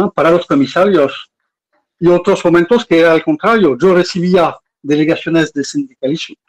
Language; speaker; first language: Spanish; non-native, fluent; Arabic